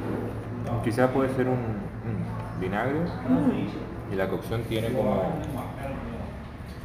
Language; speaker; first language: Spanish; early bilingual, other home language; Chinese